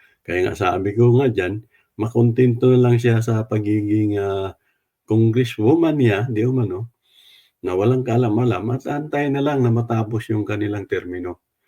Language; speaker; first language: Filipino; non-native, local second language; Cebuano